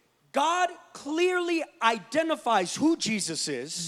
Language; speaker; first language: English; early bilingual, other home language; Spanish